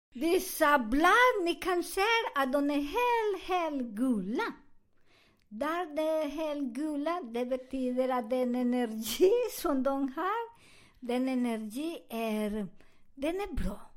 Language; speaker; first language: Swedish; non-native, learner; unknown